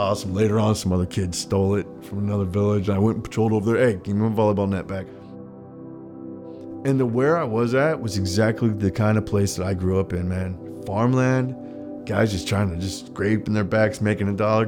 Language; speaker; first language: English; native; English